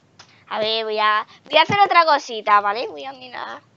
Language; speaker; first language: Spanish; native; Spanish